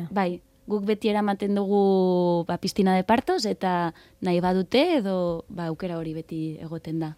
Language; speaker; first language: Basque; non-native, fluent; Catalan